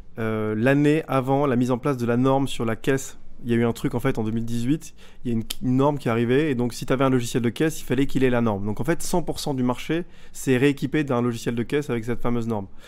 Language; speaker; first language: French; native; French